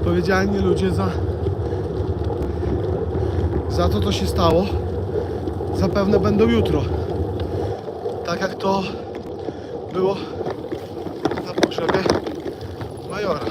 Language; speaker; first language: Polish; native; Polish